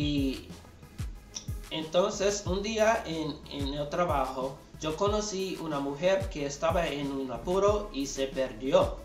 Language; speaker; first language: Spanish; non-native, learner; English